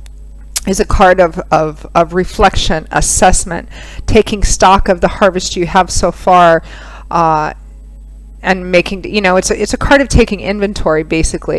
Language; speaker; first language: English; native; English